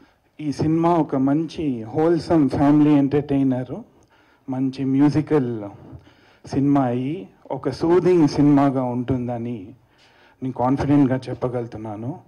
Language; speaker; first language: Telugu; native; Telugu